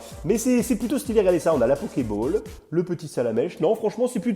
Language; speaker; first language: French; native; French